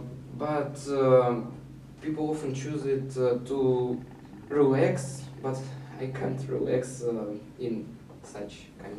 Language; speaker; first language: English; non-native, learner; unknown